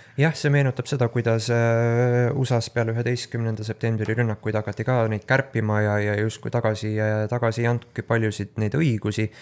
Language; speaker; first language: Estonian; native; Estonian